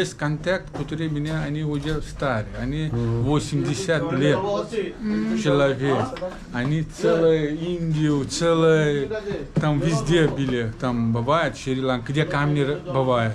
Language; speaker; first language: Russian; non-native, learner; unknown